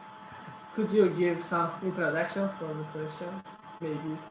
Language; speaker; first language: English; non-native, learner; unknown